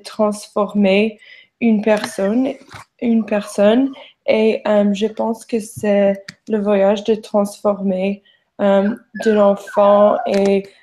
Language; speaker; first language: French; non-native, learner; English